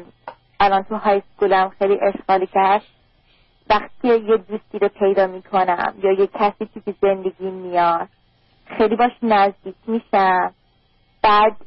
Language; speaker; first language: Persian; early bilingual, heritage; Persian